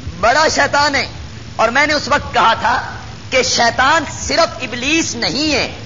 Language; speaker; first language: Urdu; non-native, local second language; Punjabi